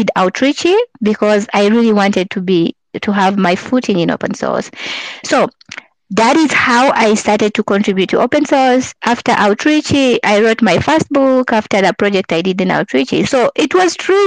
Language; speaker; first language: English; non-native, local second language; Ganda